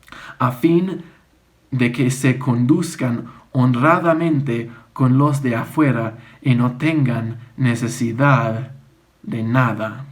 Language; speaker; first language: Spanish; non-native, fluent; English